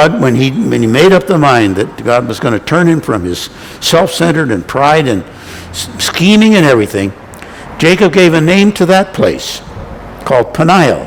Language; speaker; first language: English; native; English